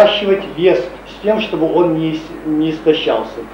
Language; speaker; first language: Russian; native; Russian